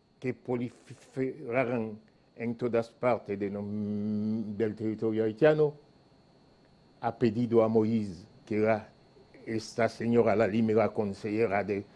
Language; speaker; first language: Spanish; non-native, fluent; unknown